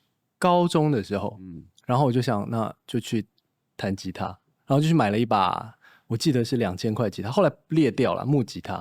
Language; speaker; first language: Chinese; native; Chinese